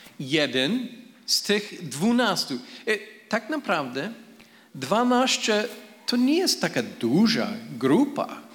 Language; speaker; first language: Polish; non-native, fluent; English